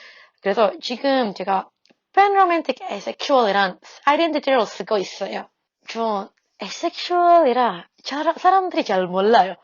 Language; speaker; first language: Korean; non-native, fluent; Indonesian